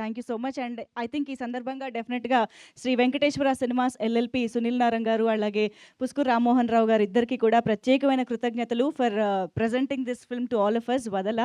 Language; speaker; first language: Telugu; native; Telugu